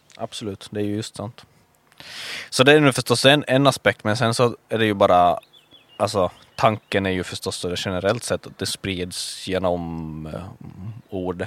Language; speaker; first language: Swedish; native; Swedish